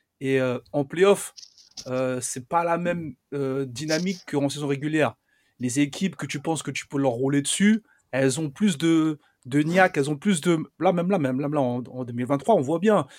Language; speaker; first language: French; native; French